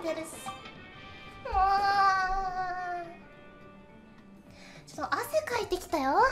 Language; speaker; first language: Japanese; native; Japanese